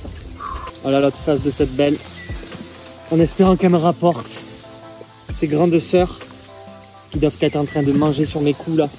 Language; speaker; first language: French; native; French